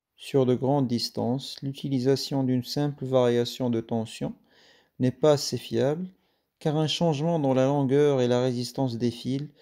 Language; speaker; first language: French; non-native, local second language; Arabic